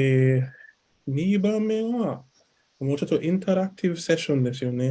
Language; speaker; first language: Japanese; non-native, learner; English